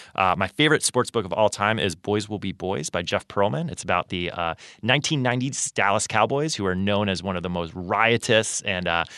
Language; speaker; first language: English; native; English